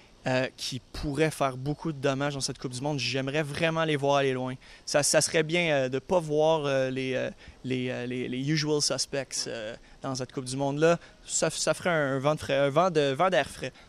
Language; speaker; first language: French; native; French